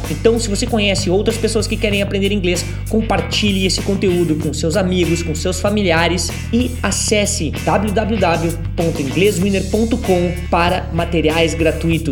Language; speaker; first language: Portuguese; native; Portuguese